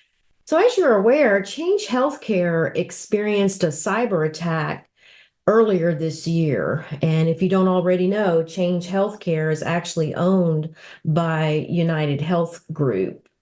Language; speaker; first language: English; native; English